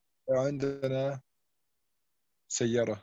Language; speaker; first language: Arabic; non-native, learner; German